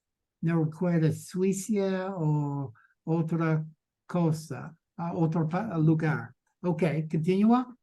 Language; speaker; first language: Spanish; non-native, learner; English